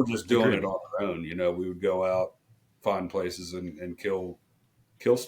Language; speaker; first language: English; native; English